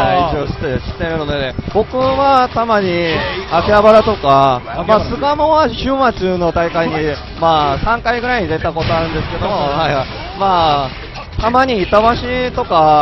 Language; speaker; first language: Japanese; non-native, fluent; Korean